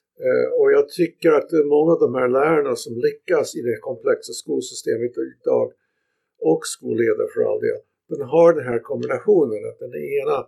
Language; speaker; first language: Swedish; non-native, fluent; English